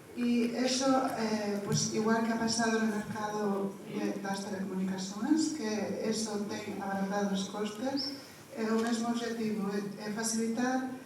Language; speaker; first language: Portuguese; non-native, fluent; Spanish